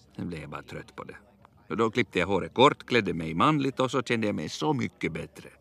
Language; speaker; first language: Swedish; native; Swedish